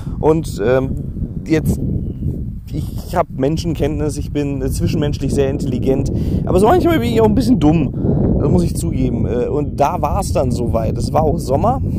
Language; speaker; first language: German; native; German